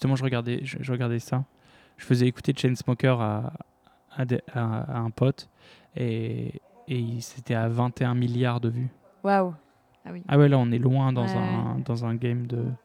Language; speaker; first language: French; native; French